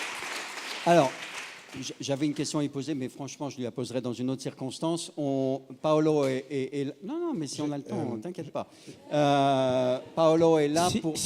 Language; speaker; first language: French; native; French